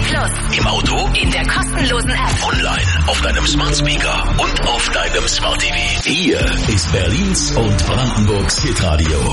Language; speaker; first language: German; native; German